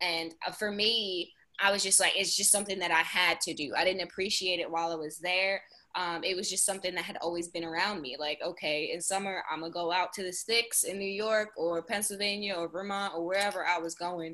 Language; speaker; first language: English; native; English